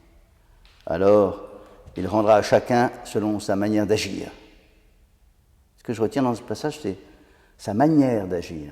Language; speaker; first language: French; native; French